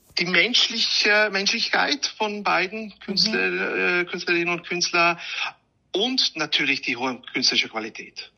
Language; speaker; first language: German; non-native, fluent; Hungarian